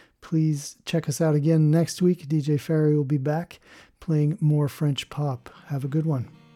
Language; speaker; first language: English; native; English